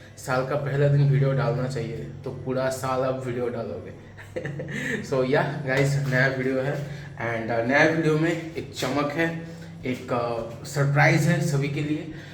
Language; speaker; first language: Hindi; non-native, local second language; Bangla